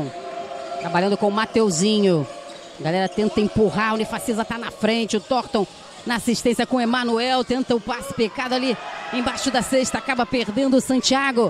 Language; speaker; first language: Portuguese; native; Portuguese